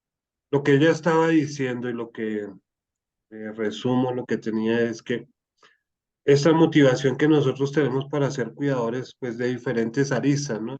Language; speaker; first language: Spanish; native; Spanish